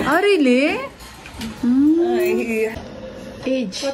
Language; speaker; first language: English; non-native, local second language; Filipino